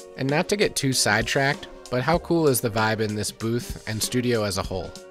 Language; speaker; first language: English; native; English